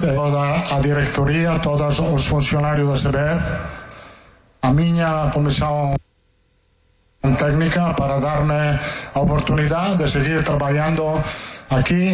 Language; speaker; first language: Portuguese; non-native, fluent; Italian